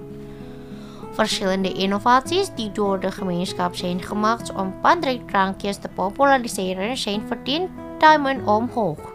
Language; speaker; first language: Dutch; non-native, fluent; Indonesian